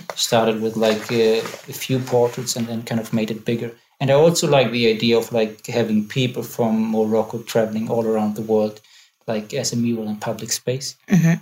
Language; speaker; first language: English; non-native, fluent; German